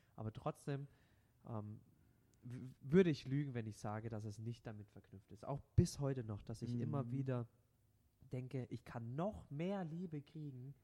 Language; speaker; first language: German; non-native, local second language; Vietnamese